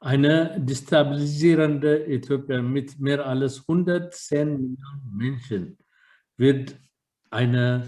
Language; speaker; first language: German; non-native, learner; Amharic